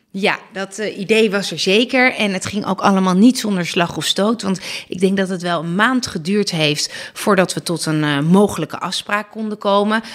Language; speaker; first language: Dutch; native; Dutch